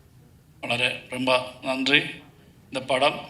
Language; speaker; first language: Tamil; non-native, learner; Malayalam